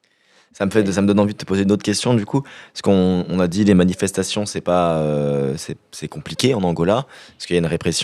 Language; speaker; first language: French; native; French